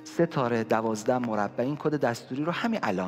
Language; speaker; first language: Persian; native; Persian